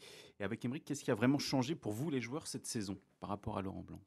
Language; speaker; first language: French; native; French